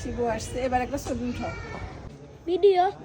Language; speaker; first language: Italian; non-native, learner; Bangla